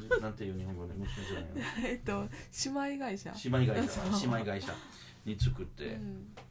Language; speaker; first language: Japanese; non-native, fluent; French